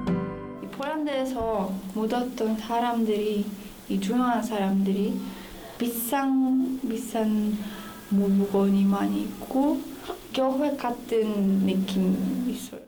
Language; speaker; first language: Korean; non-native, fluent; Polish